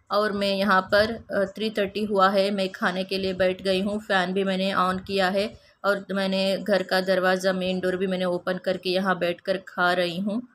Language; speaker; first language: Hindi; non-native, local second language; Kannada